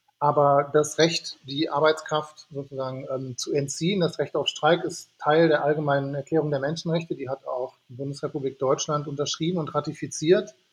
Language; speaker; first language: German; native; German